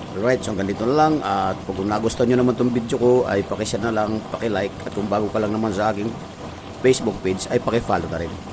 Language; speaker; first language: Filipino; native; Filipino